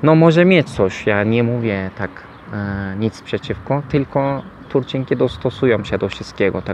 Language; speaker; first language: Polish; non-native, learner; Turkish